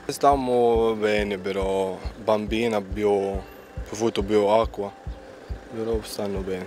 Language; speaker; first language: Italian; non-native, learner; Arabic